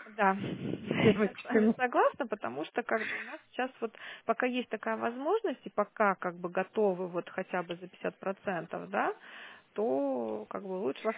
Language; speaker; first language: Russian; native; Russian